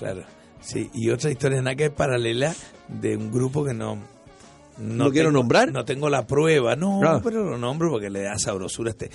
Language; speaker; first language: Spanish; native; Spanish